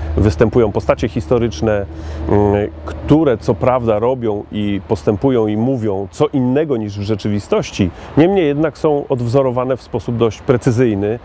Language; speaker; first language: Polish; native; Polish